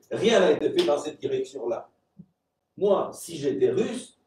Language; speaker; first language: French; non-native, fluent; Romanian